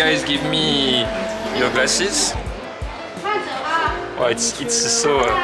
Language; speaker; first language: English; non-native, fluent; French